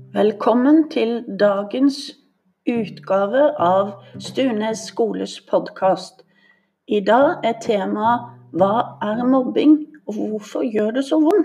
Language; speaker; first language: Norwegian; native; Norwegian